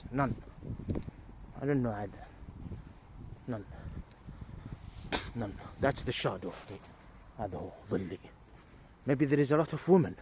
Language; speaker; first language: English; non-native, fluent; Arabic